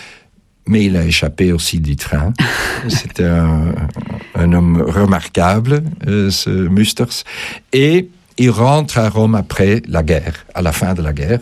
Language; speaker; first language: French; non-native, fluent; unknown